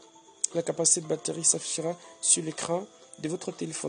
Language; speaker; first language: French; native; French